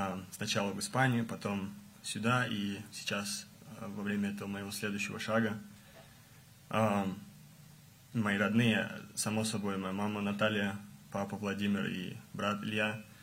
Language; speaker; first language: Russian; native; Russian